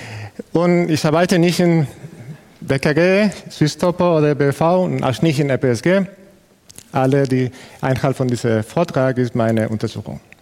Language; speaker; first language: German; non-native, fluent; Spanish